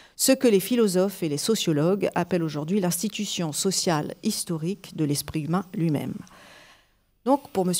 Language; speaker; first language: French; native; French